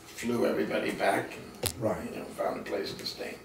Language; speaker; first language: English; native; English